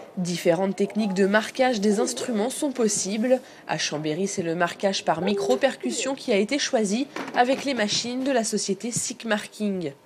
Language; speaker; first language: French; native; French